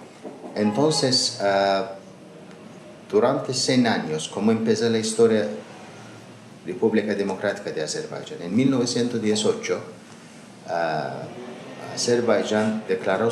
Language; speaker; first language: Spanish; non-native, learner; Azerbaijani